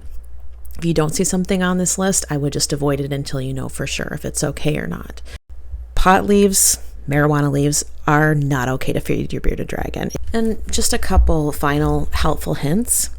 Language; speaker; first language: English; native; English